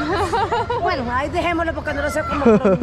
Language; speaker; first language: Spanish; native; Spanish